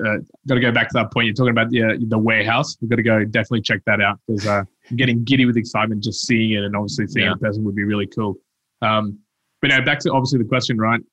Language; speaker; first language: English; early bilingual, other home language; Spanish